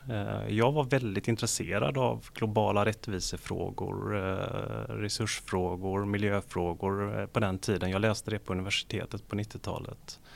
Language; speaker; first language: Swedish; native; Swedish